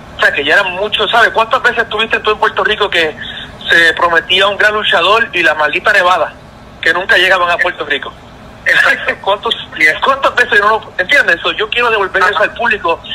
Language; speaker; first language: Spanish; native; Spanish